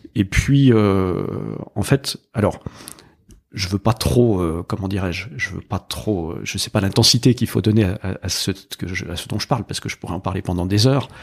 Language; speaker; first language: French; native; French